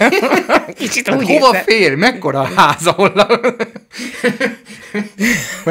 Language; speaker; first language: Hungarian; native; Hungarian